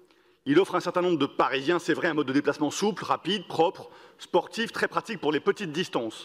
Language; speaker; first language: French; native; French